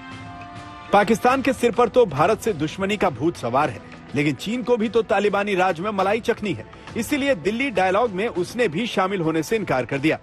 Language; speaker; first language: Hindi; native; Hindi